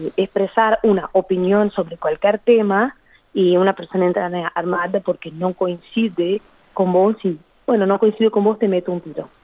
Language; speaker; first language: Spanish; non-native, fluent; Portuguese